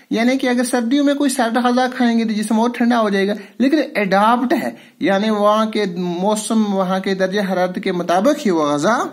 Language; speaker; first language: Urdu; non-native, local second language; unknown